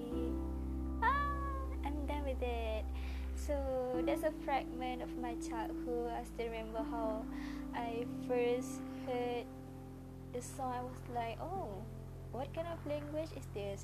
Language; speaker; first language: English; non-native, local second language; Malay